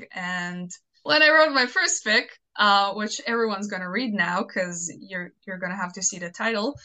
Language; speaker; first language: English; non-native, fluent; Croatian